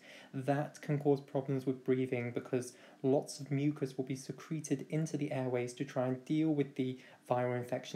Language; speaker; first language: English; native; English